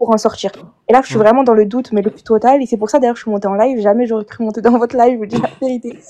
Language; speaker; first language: French; native; French